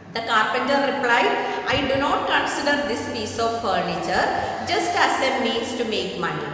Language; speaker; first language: English; non-native, local second language; Malayalam